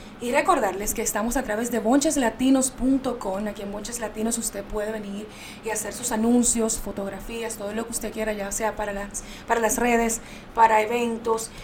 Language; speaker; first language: Spanish; native; Spanish